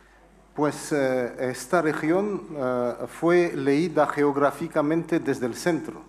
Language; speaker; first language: Spanish; non-native, fluent; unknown